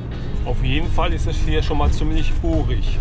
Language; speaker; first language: German; native; German